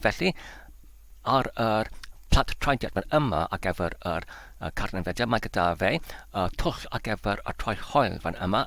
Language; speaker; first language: Welsh; non-native, learner; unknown